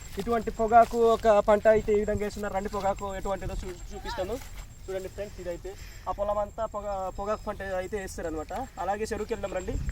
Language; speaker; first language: Telugu; non-native, local second language; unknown